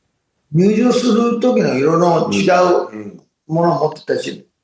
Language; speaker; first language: Japanese; non-native, fluent; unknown